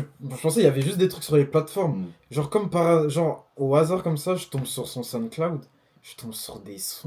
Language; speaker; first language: French; native; French